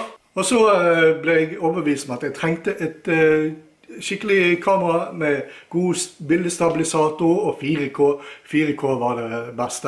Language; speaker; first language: Norwegian; native; Norwegian